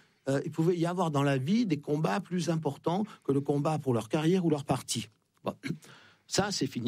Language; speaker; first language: French; native; French